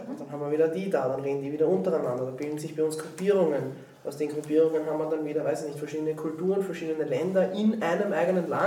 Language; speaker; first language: German; native; German